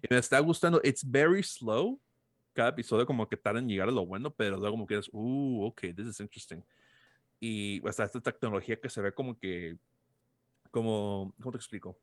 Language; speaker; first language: Spanish; early bilingual, heritage; Spanish